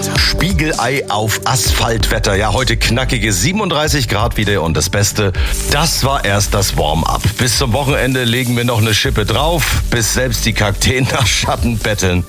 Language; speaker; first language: German; native; German